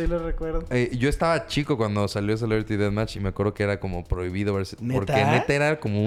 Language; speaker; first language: Spanish; native; Spanish